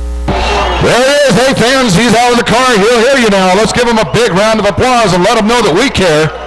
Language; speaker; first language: English; native; English